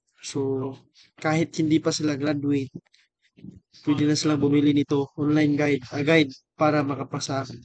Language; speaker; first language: Filipino; non-native, local second language; Cebuano